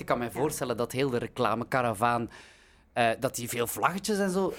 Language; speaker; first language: Dutch; native; Dutch